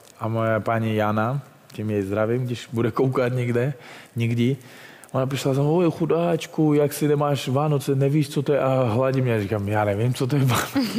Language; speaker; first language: Czech; non-native, fluent; Russian